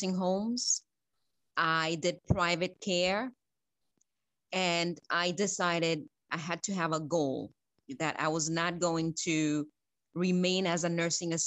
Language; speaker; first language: English; non-native, fluent; Haitian Creole